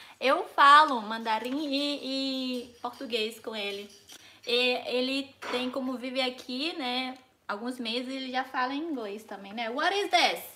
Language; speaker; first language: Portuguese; non-native, fluent; Chinese